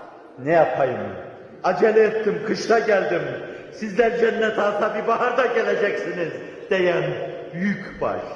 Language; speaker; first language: Turkish; native; Turkish